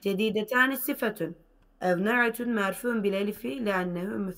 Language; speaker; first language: Arabic; non-native, learner; Turkish